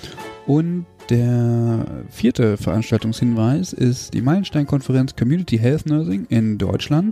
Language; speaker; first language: German; native; German